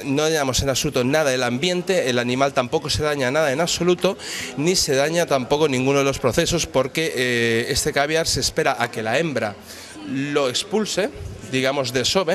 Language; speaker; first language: Spanish; native; Spanish